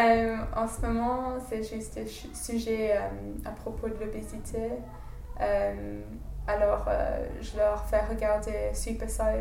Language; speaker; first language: French; non-native, fluent; English